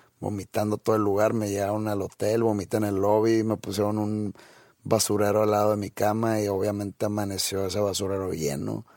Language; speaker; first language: Spanish; native; Spanish